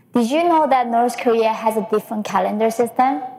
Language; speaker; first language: English; early bilingual, other home language; Korean